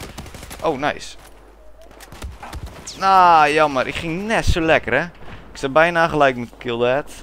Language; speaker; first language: Dutch; native; Dutch